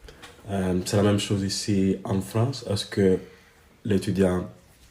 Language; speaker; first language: French; non-native, learner; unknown